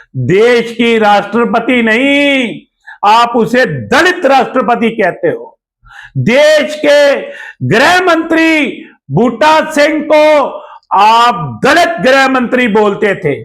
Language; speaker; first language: Hindi; non-native, local second language; Punjabi